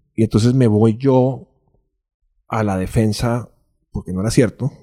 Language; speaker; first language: Spanish; native; Spanish